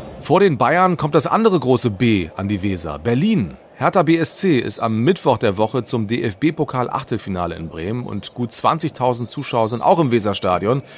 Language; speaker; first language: German; native; German